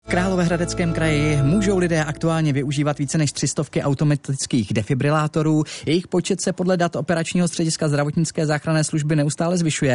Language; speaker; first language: Czech; native; Czech